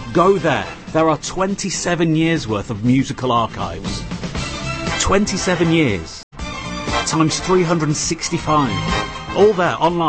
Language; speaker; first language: English; native; English